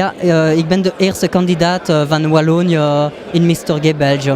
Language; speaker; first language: Dutch; non-native, local second language; French